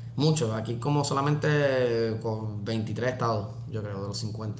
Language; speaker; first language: Spanish; native; Spanish